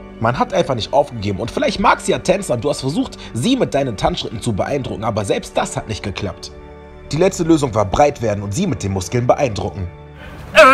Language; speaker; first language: German; native; German